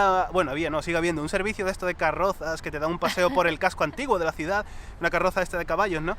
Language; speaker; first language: Spanish; native; Spanish